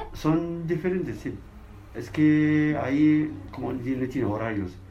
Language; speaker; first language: Spanish; non-native, learner; Arabic